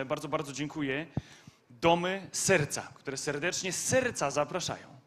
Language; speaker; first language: Polish; native; Polish